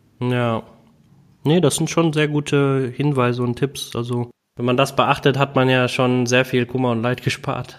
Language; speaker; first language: German; early bilingual, other home language; Tamil